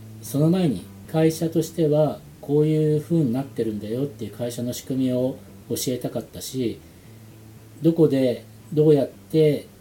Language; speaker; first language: Japanese; native; Japanese